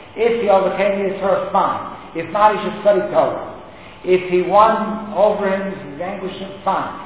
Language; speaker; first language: English; native; English